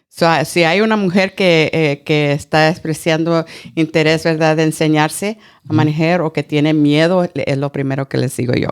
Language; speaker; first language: Spanish; early bilingual, heritage; Spanish